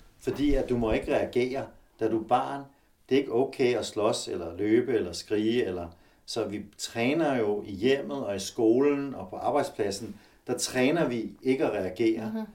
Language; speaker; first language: Danish; native; Danish